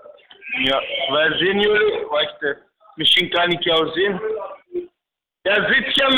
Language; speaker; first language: Dutch; non-native, fluent; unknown